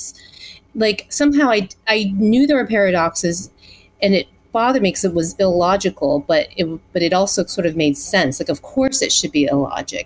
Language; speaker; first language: English; early bilingual, other home language; Chinese